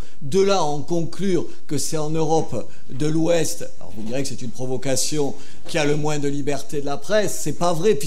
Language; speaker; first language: French; native; French